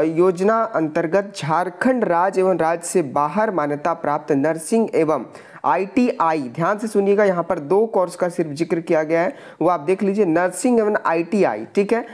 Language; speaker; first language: Hindi; native; Hindi